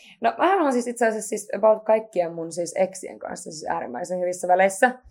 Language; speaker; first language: Finnish; native; Finnish